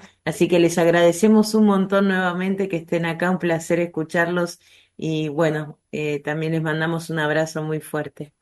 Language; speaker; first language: Spanish; native; Spanish